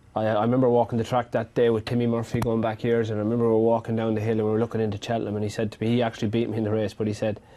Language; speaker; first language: English; native; English